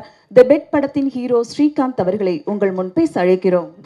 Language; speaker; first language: Tamil; native; Tamil